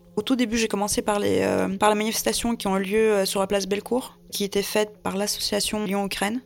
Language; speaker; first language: French; early bilingual, other home language; Russian